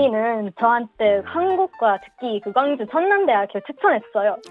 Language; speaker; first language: Korean; non-native, learner; Swedish